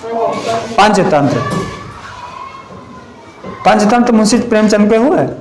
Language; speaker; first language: Hindi; native; Hindi